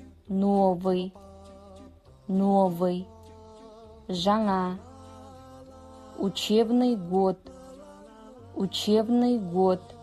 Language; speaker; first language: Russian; non-native, fluent; Kazakh